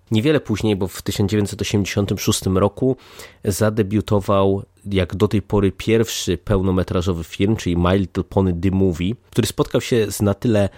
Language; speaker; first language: Polish; native; Polish